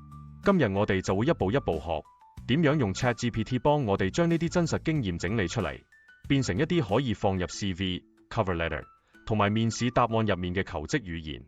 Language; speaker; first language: Cantonese; native; Cantonese